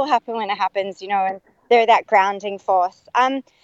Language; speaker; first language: English; native; English